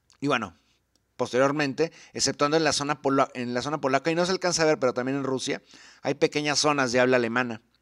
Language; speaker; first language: Spanish; native; Spanish